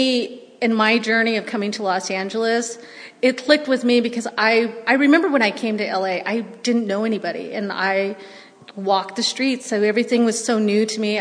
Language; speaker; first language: English; early bilingual, other home language; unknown